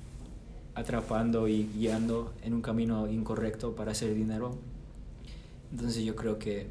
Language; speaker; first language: Spanish; early bilingual, heritage; Spanish